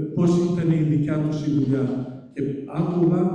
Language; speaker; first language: Greek; early bilingual, heritage; Greek